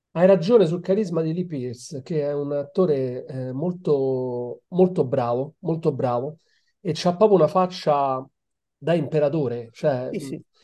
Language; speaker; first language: Italian; native; Italian